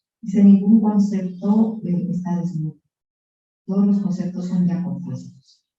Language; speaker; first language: Spanish; native; Spanish